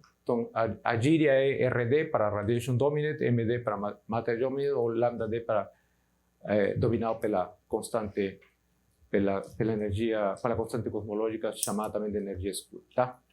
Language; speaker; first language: Portuguese; non-native, fluent; Spanish